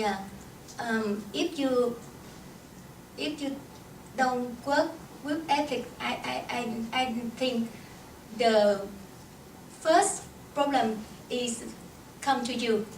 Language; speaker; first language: English; non-native, learner; Vietnamese